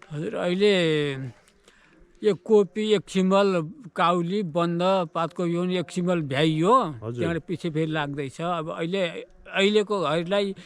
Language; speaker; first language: Nepali; native; Nepali